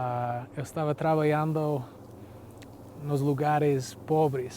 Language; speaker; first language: Portuguese; non-native, fluent; English